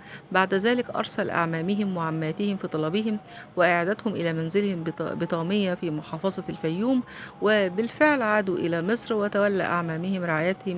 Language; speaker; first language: Arabic; native; Arabic